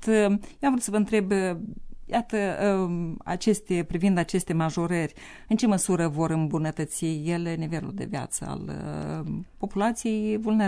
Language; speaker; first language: Romanian; native; Romanian